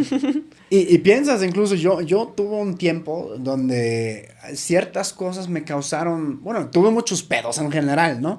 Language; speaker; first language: Spanish; native; Spanish